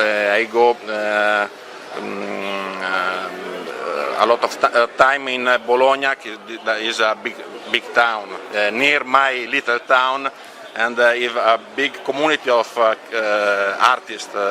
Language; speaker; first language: English; non-native, learner; Italian